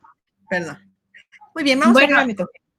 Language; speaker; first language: Spanish; native; Spanish